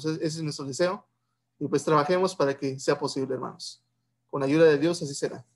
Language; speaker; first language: Spanish; native; Spanish